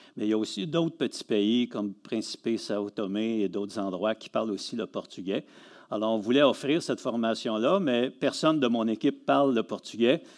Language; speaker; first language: French; native; French